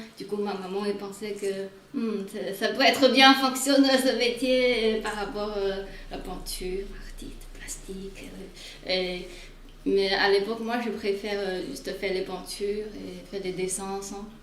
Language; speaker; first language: French; non-native, fluent; Chinese